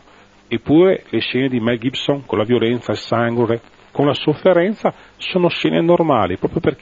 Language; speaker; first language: Italian; native; Italian